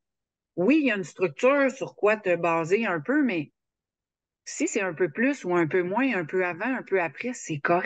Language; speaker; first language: French; native; French